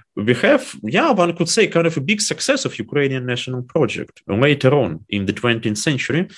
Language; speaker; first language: English; non-native, fluent; Ukrainian